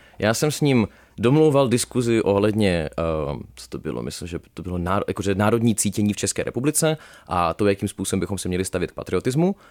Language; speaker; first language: Czech; early bilingual, other home language; Russian